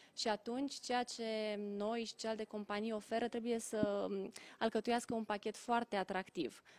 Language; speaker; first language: Romanian; native; Romanian